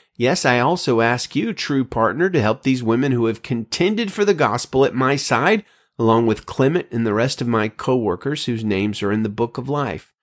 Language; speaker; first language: English; native; English